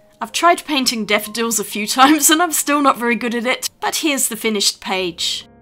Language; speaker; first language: English; native; English